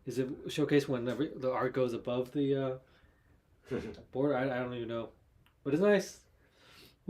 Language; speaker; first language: English; native; English